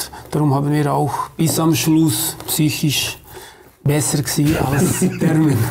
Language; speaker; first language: German; non-native, fluent; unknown